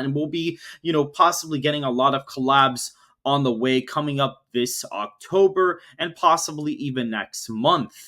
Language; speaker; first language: English; native; English